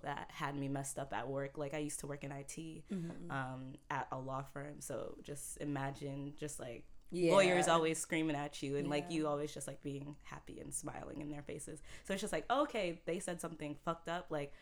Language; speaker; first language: English; early bilingual, other home language; Haitian Creole